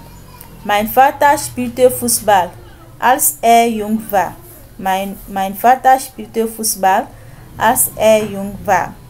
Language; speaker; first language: German; non-native, fluent; French